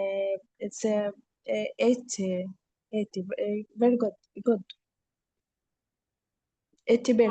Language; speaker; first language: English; non-native, learner; Arabic